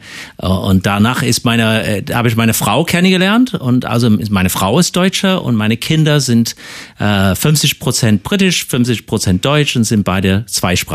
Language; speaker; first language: German; non-native, fluent; English